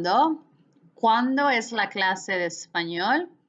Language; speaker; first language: Spanish; non-native, fluent; English